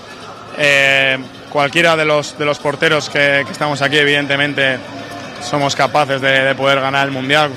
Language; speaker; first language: Spanish; native; Spanish